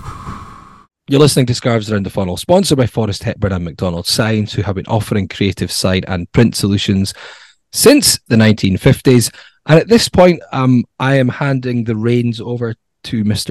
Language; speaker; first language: English; native; English